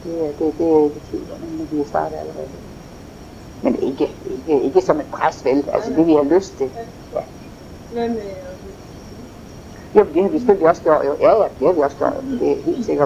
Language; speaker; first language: Danish; native; Danish